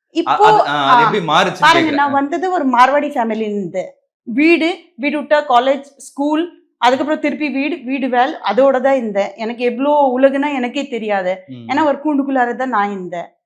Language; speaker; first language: Tamil; non-native, local second language; Marwari